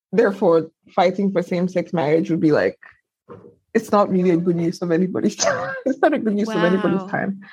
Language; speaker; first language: English; non-native, local second language; Yoruba